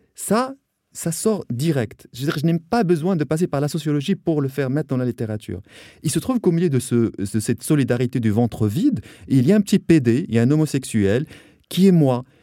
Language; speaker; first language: French; non-native, local second language; Arabic